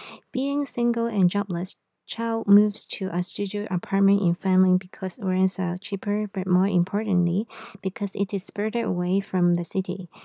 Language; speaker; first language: English; non-native, local second language; Cantonese